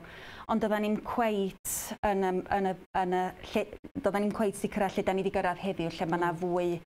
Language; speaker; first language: Welsh; native; Welsh